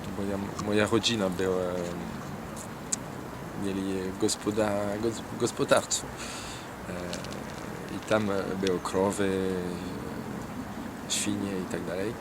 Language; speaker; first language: Polish; non-native, learner; French